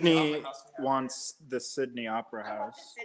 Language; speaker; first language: English; native; English